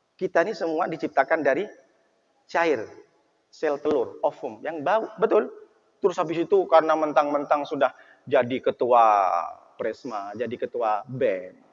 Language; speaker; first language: Indonesian; non-native, local second language; Madurese